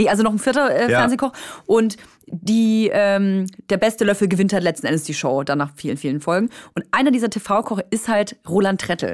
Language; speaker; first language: German; native; German